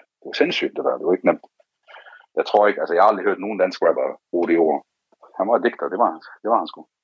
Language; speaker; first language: Danish; early bilingual, other home language; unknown